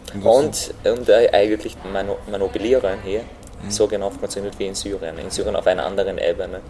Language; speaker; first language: German; non-native, fluent; Arabic